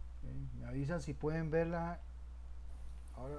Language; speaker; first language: Spanish; native; Spanish